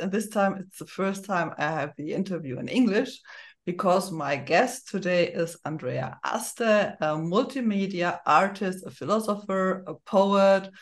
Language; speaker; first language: English; non-native, fluent; German